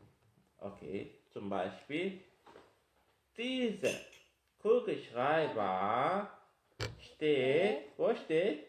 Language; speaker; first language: German; non-native, fluent; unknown